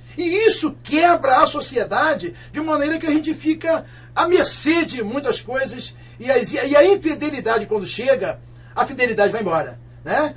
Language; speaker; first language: Portuguese; native; Portuguese